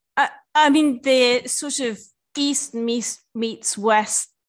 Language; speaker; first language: English; native; English